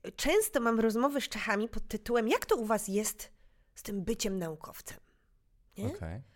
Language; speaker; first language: Polish; native; Polish